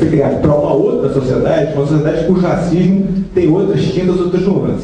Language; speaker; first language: Portuguese; native; Portuguese